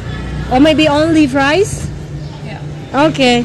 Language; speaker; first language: English; non-native, learner; Vietnamese